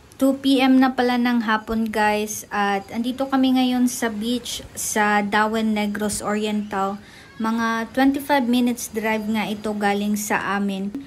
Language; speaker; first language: Filipino; non-native, local second language; Masbatenyo